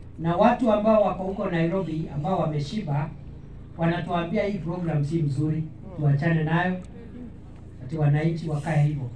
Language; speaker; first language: Swahili; non-native, local second language; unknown